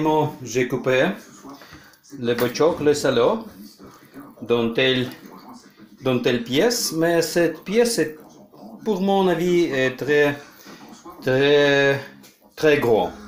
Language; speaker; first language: French; non-native, learner; Ukrainian